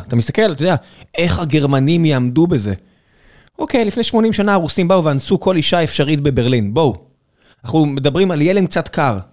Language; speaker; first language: Hebrew; native; Hebrew